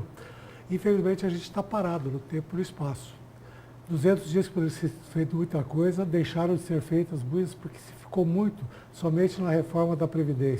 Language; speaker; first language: Portuguese; native; Portuguese